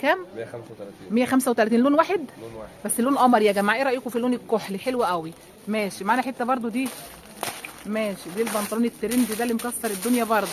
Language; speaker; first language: Arabic; native; Arabic